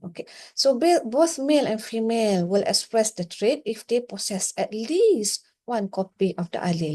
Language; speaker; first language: English; non-native, local second language; Malay